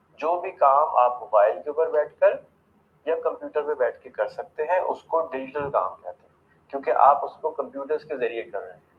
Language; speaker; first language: Urdu; native; Urdu